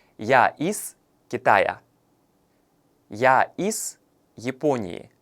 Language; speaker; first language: Russian; non-native, fluent; Korean